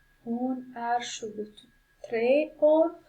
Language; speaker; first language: Swedish; non-native, learner; Persian